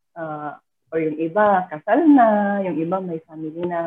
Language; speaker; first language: Filipino; non-native, local second language; Cebuano